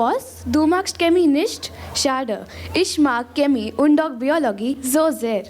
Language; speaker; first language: German; non-native, learner; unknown